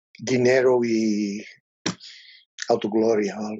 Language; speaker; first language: Spanish; non-native, learner; English